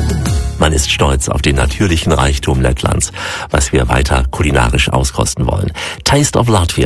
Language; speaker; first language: German; native; German